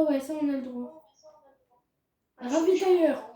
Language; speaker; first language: French; native; French